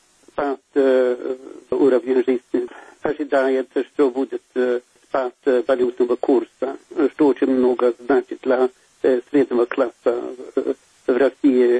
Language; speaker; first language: Russian; non-native, fluent; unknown